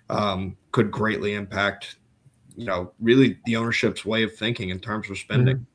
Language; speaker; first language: English; native; English